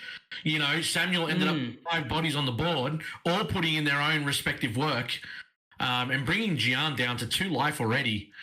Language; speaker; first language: English; native; English